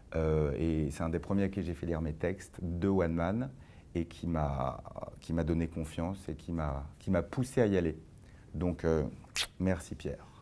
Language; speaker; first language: French; native; French